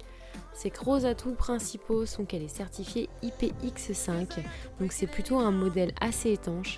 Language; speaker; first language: French; native; French